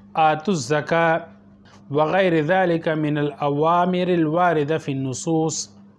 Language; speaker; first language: Arabic; non-native, fluent; Urdu